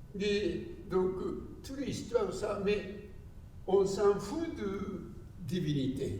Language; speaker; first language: French; non-native, learner; Japanese